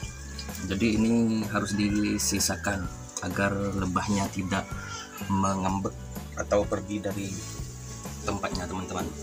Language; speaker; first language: Indonesian; native; Indonesian